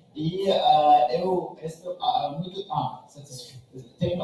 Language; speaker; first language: Portuguese; non-native, learner; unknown